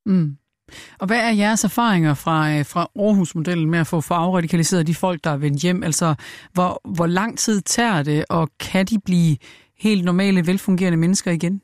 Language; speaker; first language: Danish; native; Danish